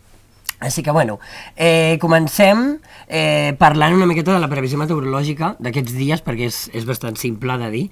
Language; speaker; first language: Catalan; native; Catalan